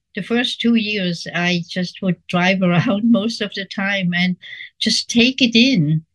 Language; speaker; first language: English; non-native, fluent; Swiss German